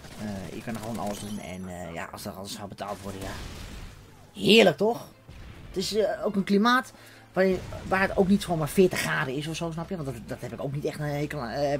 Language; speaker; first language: Dutch; native; Dutch